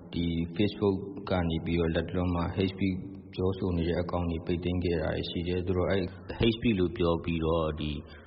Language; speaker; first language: Burmese; native; Burmese